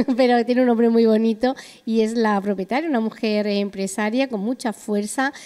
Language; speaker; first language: Spanish; native; Spanish